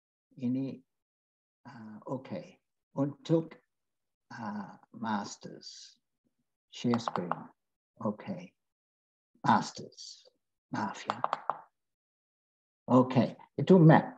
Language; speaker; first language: Indonesian; non-native, fluent; English